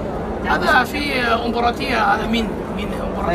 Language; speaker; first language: Arabic; non-native, learner; Chinese